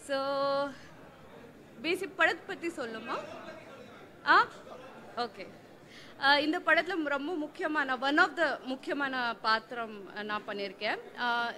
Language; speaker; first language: Tamil; non-native, learner; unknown